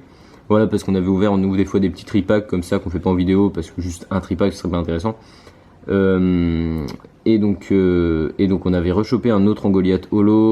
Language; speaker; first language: French; native; French